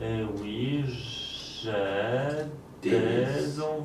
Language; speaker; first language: French; non-native, learner; Polish